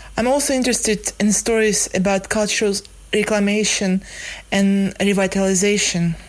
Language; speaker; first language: English; non-native, fluent; Russian